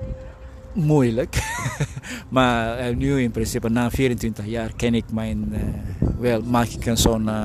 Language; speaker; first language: Dutch; non-native, fluent; Indonesian